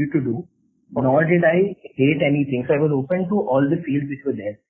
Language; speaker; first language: English; non-native, local second language; Malayalam